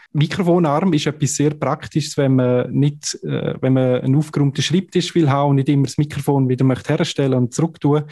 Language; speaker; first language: German; native; German